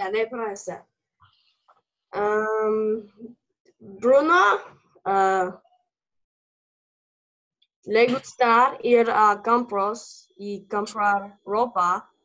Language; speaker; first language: Spanish; non-native, learner; English